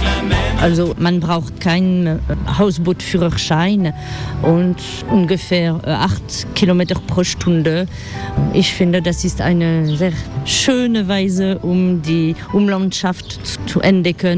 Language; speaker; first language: German; non-native, fluent; French